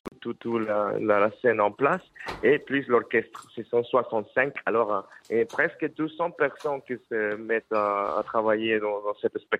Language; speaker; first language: French; non-native, fluent; Spanish